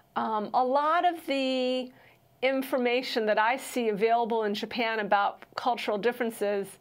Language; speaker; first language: English; native; English